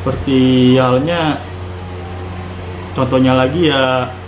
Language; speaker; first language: Indonesian; native; Indonesian